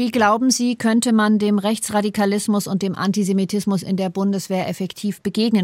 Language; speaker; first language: German; native; German